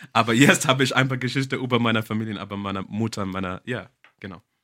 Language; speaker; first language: German; non-native, learner; English